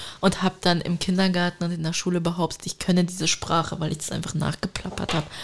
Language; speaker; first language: German; early bilingual, other home language; Turkish